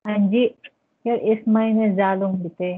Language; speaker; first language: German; non-native, learner; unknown